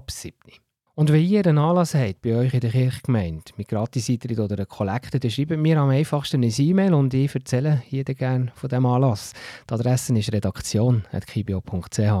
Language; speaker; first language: German; native; German